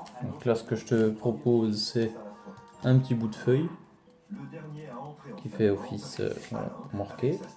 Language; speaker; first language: French; native; French